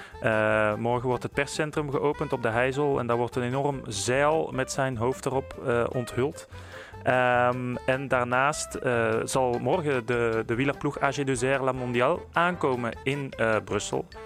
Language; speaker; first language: Dutch; native; Dutch